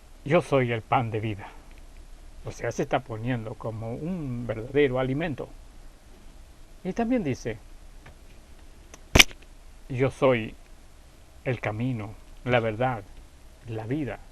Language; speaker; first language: Spanish; native; Spanish